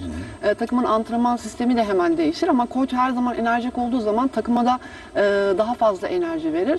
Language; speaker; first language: Turkish; native; Turkish